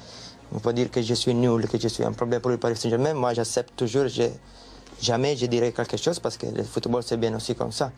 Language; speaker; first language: French; non-native, learner; Italian